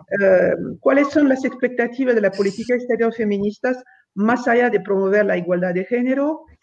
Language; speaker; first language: Spanish; non-native, fluent; French